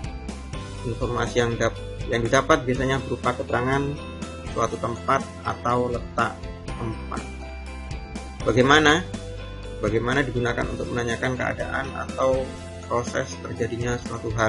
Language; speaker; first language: Indonesian; native; Indonesian